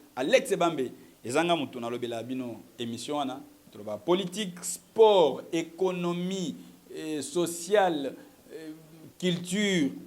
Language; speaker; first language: Lingala; native; Lingala